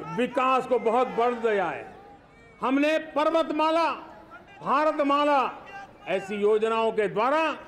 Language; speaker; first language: Hindi; non-native, local second language; Gujarati